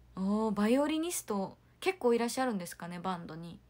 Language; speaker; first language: Japanese; non-native, fluent; Korean